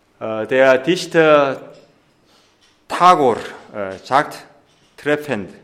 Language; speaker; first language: German; non-native, fluent; Korean